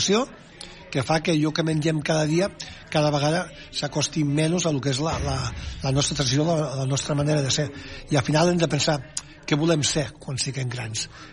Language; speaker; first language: Catalan; native; Catalan